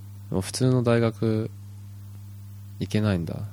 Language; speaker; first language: Japanese; early bilingual, heritage; Japanese